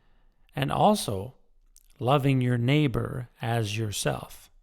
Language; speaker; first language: English; native; English